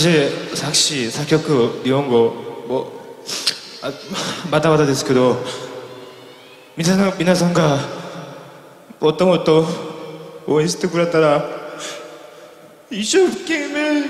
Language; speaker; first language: Japanese; non-native, fluent; Korean